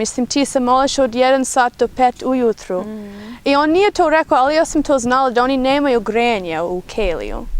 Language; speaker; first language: Bosnian; non-native, fluent; English